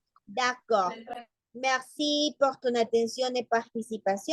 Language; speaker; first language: French; non-native, learner; Spanish